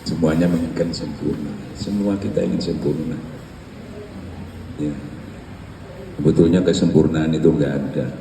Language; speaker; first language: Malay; non-native, local second language; Javanese